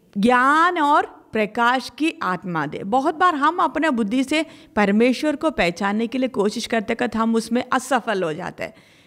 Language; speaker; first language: Hindi; non-native, local second language; Malayalam